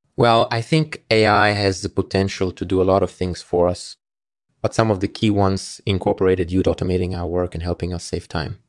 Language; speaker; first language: English; native; English